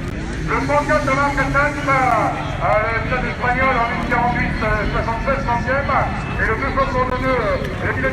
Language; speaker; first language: French; native; French